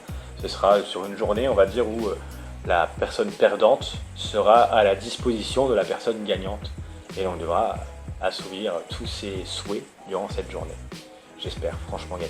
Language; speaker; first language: French; native; French